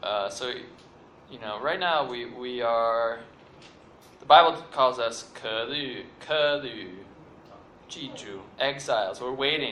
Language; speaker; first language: English; native; English